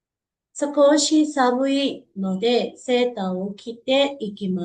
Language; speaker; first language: Japanese; non-native, fluent; Burmese